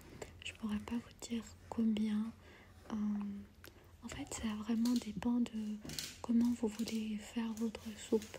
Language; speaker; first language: French; non-native, fluent; Armenian